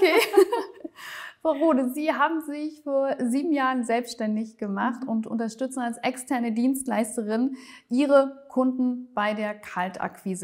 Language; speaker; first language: German; native; German